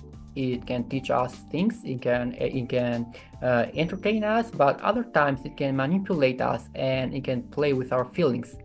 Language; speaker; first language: English; non-native, fluent; Albanian